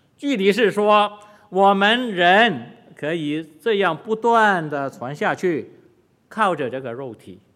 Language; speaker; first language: Chinese; non-native, local second language; Cantonese